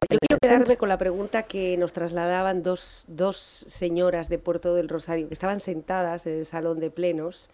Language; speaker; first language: Spanish; native; Spanish